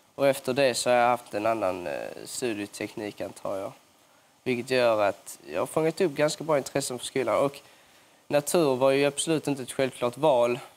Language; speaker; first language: Swedish; native; Swedish